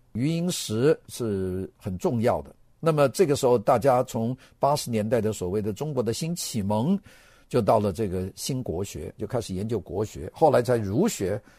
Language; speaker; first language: Chinese; native; Chinese